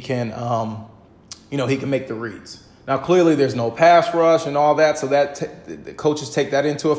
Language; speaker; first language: English; native; English